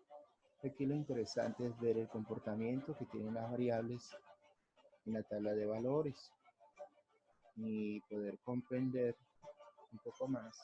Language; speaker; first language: Spanish; native; Spanish